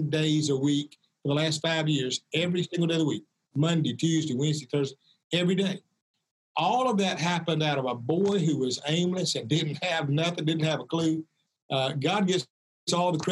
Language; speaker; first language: English; native; English